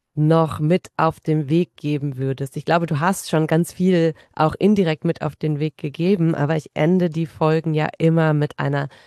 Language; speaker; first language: German; native; German